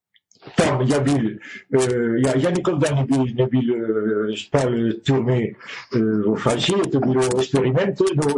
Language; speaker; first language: Russian; non-native, learner; French